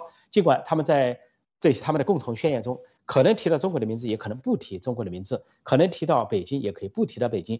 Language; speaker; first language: Chinese; native; Chinese